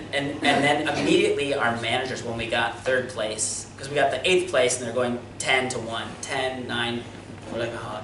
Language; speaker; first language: English; native; English